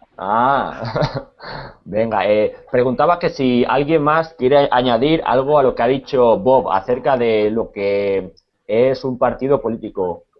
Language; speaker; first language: Spanish; native; Spanish